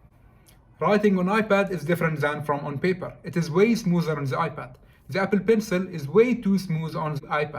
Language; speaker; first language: English; non-native, fluent; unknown